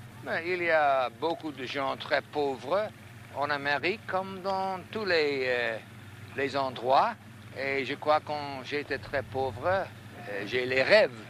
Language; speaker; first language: French; non-native, fluent; English